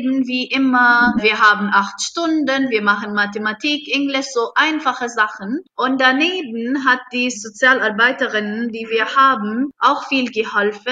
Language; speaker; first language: German; non-native, fluent; Arabic